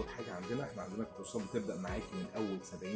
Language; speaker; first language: Arabic; native; Arabic